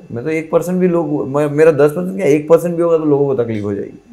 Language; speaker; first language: Hindi; non-native, local second language; Gujarati